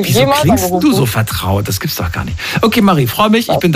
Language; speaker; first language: German; native; German